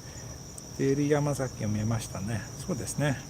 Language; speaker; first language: Japanese; non-native, learner; Swedish